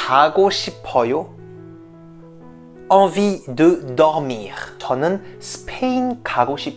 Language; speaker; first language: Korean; non-native, fluent; French